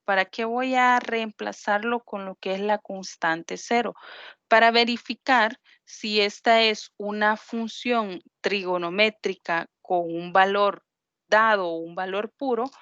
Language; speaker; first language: Spanish; native; Spanish